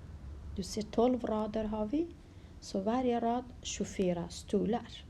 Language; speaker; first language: Swedish; non-native, fluent; Kurdish